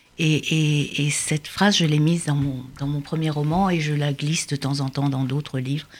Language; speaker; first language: French; native; French